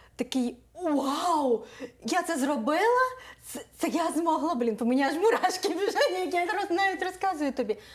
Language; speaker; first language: Ukrainian; native; Ukrainian